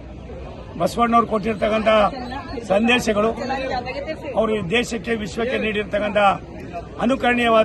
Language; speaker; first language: Kannada; native; Kannada